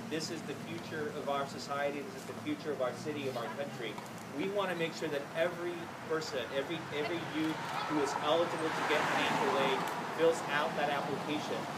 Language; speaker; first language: English; early bilingual, other home language; Spanish